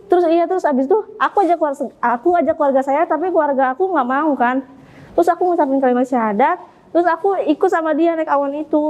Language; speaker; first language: Indonesian; native; Indonesian